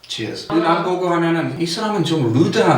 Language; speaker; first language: Korean; non-native, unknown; English